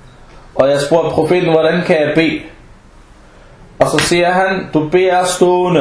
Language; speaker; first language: Danish; non-native, fluent; Arabic